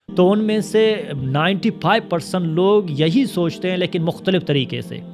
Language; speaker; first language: Urdu; non-native, local second language; Baluchi